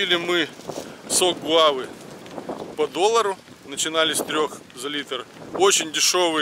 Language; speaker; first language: Russian; native; Russian